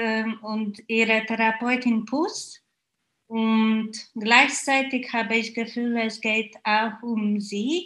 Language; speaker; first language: German; non-native, fluent; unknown